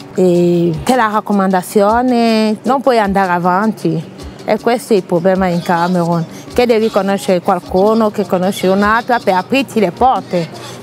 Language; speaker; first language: Italian; non-native, fluent; French